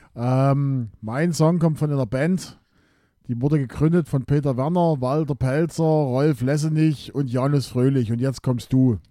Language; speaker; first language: German; native; German